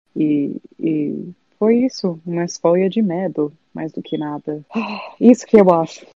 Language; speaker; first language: Portuguese; non-native, fluent; English